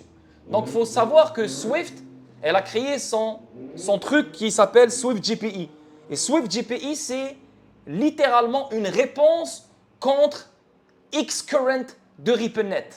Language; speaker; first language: French; native; French